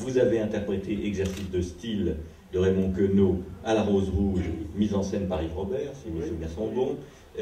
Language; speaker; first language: French; native; French